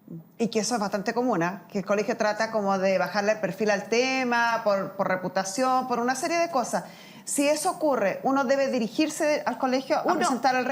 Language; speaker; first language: Spanish; native; Spanish